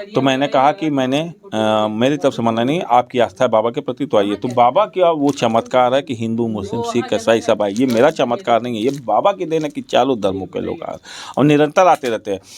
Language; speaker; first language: Hindi; native; Hindi